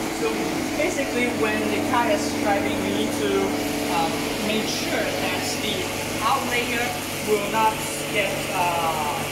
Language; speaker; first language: English; non-native, learner; Chinese